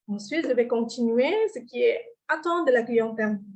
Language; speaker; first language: French; non-native, fluent; Indonesian